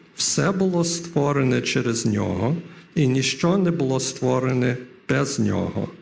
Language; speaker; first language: Ukrainian; early bilingual, heritage; Ukrainian